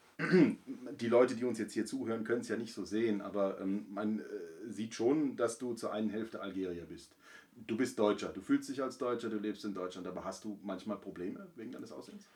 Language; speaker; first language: German; native; German